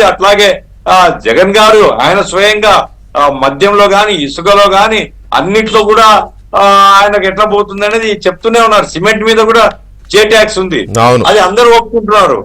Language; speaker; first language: Telugu; native; Telugu